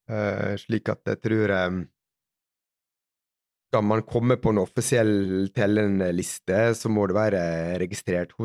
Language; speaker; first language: Norwegian; native; Norwegian